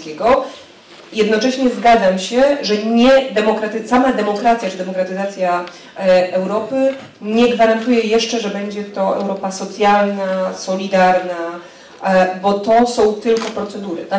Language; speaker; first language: Polish; native; Polish